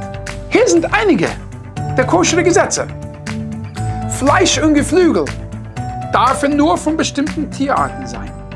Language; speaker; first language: German; non-native, fluent; English